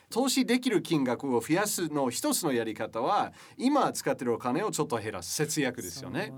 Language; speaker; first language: Japanese; non-native, fluent; English